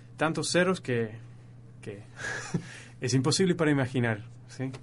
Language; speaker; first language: Spanish; non-native, fluent; English